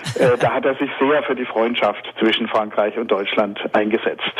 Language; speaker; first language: German; native; German